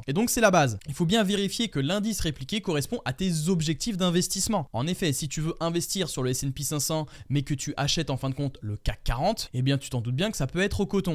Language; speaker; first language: French; native; French